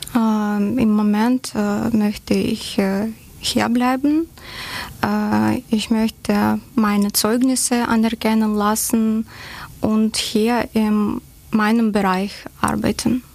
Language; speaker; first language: German; non-native, learner; Ukrainian